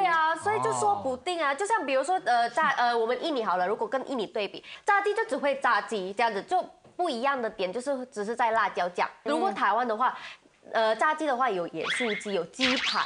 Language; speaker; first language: Chinese; non-native, fluent; Indonesian